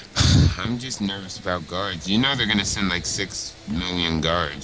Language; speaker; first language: English; native; English